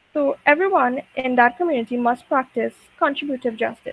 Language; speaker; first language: English; native; English